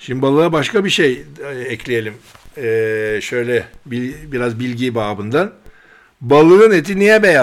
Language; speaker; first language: Turkish; native; Turkish